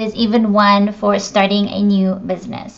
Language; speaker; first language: English; native; English